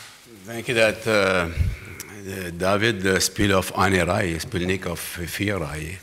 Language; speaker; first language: German; non-native, learner; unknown